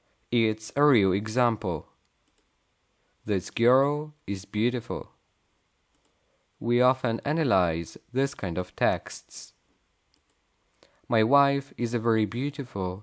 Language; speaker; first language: English; non-native, fluent; Polish